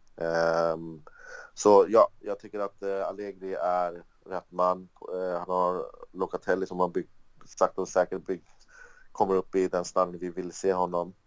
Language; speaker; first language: Swedish; early bilingual, other home language; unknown